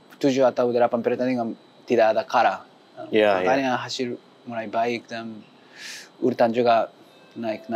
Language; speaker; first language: Indonesian; non-native, learner; Japanese